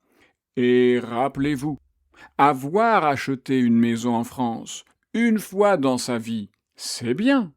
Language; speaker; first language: French; native; French